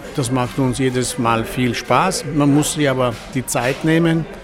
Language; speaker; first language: German; non-native, fluent; Italian